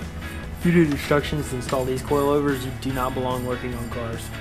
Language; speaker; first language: English; native; English